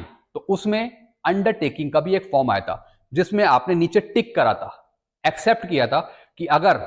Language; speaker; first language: Hindi; native; Hindi